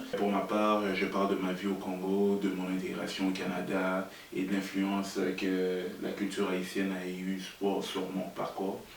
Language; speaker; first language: French; early bilingual, other home language; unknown